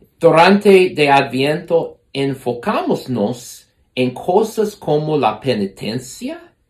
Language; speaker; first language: Spanish; non-native, fluent; English